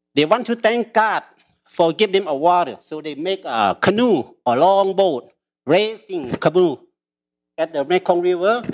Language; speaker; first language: English; early bilingual, other home language; Lao